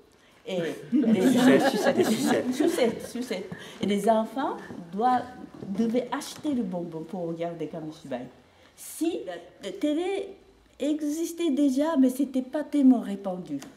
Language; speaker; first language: French; non-native, fluent; Japanese